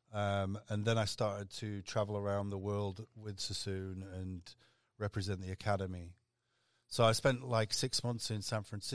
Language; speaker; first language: English; native; English